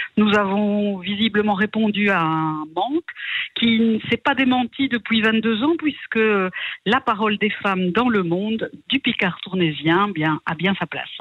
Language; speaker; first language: French; native; French